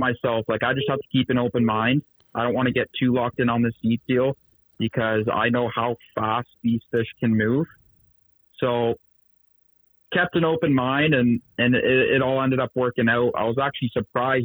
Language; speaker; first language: English; native; English